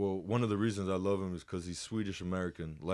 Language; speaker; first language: English; native; English